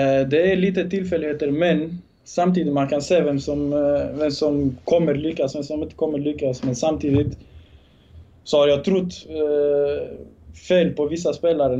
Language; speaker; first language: Swedish; early bilingual, other home language; Bosnian